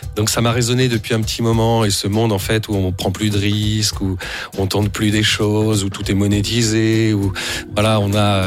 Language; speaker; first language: French; native; French